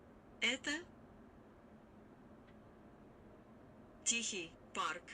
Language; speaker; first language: Russian; non-native, learner; English